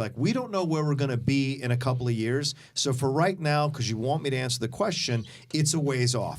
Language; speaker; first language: English; native; English